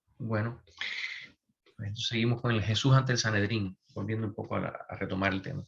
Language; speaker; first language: Spanish; native; Spanish